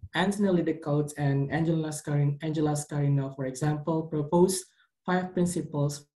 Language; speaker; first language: English; non-native, fluent; Indonesian